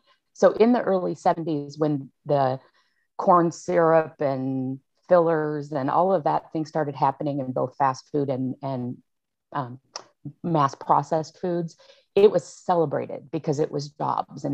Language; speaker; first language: English; native; English